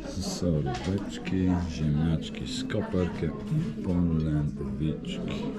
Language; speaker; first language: Polish; non-native, fluent; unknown